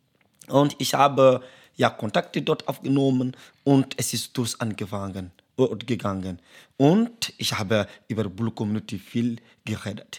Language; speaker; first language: German; non-native, learner; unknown